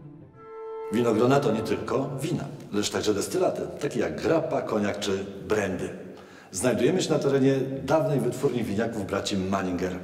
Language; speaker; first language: Polish; native; Polish